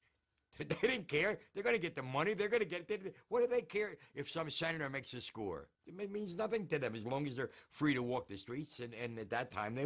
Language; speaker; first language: English; native; English